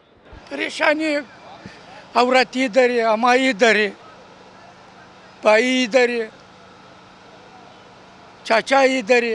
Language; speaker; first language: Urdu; non-native, local second language; Pashto